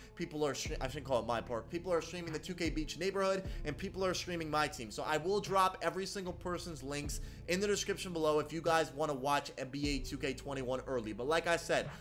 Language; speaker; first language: English; native; English